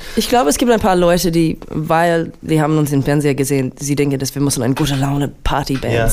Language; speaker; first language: German; non-native, learner; English